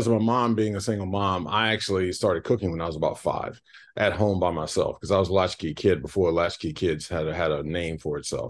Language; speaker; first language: English; native; English